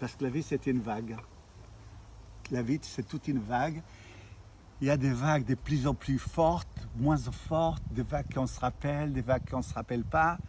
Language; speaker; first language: French; native; French